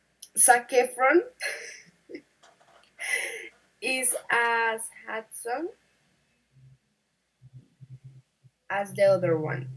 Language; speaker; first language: English; non-native, learner; Spanish